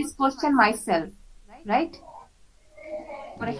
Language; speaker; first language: English; non-native, fluent; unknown